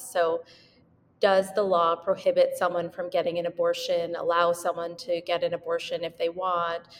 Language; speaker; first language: English; native; English